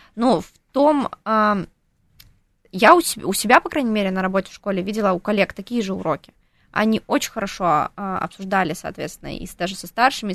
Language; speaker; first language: Russian; non-native, local second language; Ukrainian